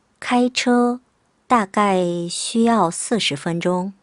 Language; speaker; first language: Chinese; non-native, fluent; Korean